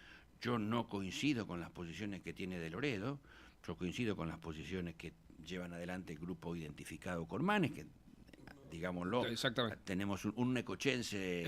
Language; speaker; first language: Spanish; native; Spanish